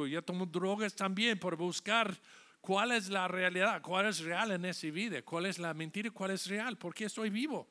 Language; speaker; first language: Spanish; non-native, fluent; English